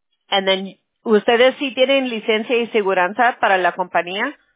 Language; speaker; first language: Spanish; early bilingual, other home language; English